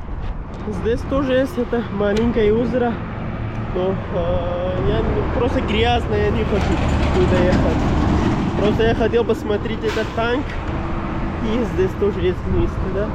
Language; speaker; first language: Russian; non-native, learner; Pashto